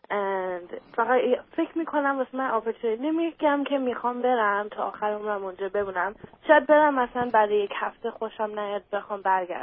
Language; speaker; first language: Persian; early bilingual, other home language; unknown